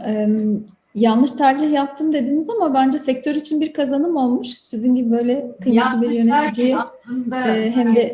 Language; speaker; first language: Turkish; native; Turkish